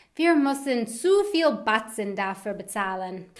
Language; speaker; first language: German; non-native, fluent; English